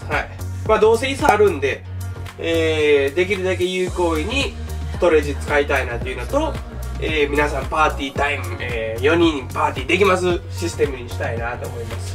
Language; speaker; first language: Japanese; native; Japanese